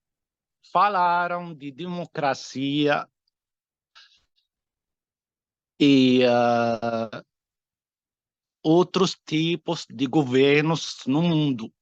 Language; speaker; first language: Portuguese; non-native, fluent; Arabic